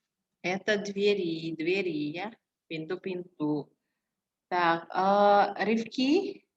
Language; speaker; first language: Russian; non-native, fluent; Indonesian